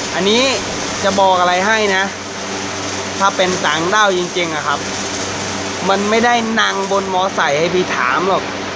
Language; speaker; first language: Thai; non-native, fluent; Khmer